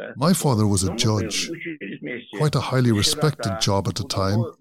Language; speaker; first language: English; non-native, fluent; Azerbaijani